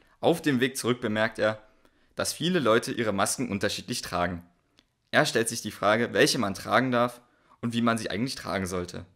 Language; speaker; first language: German; native; German